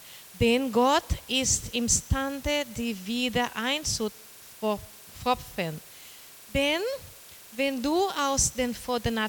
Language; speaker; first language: German; non-native, learner; Portuguese